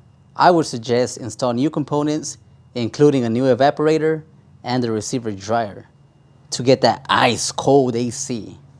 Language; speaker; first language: English; native; English